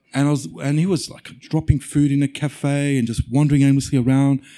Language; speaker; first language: English; native; English